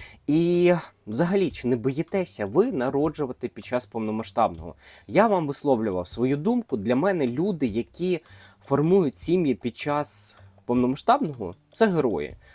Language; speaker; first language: Ukrainian; native; Ukrainian